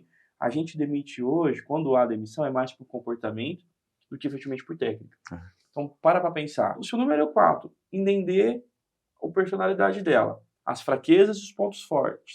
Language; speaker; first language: Portuguese; native; Portuguese